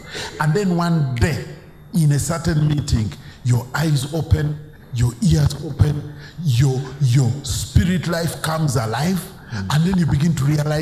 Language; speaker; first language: English; non-native, local second language; Ganda